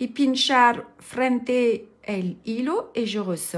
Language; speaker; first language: Spanish; non-native, learner; French